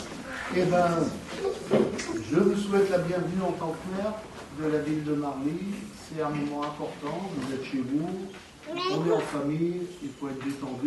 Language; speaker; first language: French; native; French